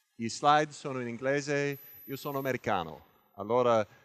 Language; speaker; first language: Italian; non-native, learner; English